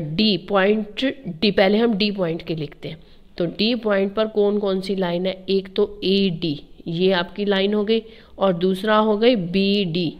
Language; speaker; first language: Hindi; native; Hindi